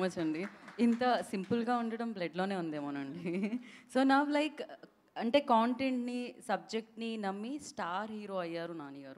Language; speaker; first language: Telugu; native; Telugu